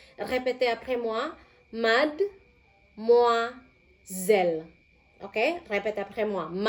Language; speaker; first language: French; non-native, fluent; Indonesian